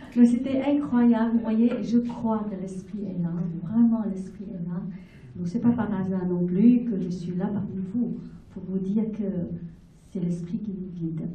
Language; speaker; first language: French; non-native, fluent; Vietnamese